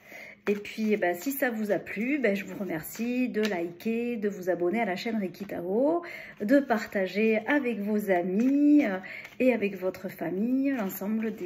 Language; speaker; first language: French; native; French